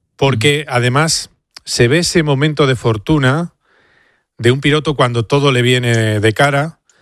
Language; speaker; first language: Spanish; native; Spanish